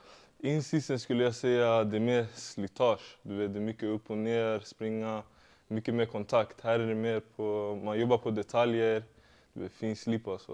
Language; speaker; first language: Swedish; native; Swedish